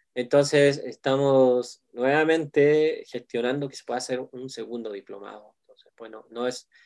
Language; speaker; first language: Spanish; native; Spanish